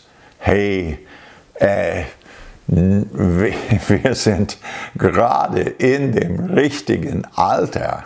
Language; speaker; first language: German; non-native, fluent; English